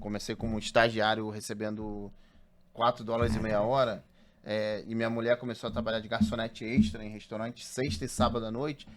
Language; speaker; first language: Portuguese; native; Portuguese